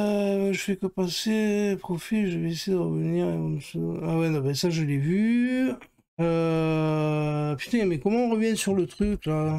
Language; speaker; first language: French; native; French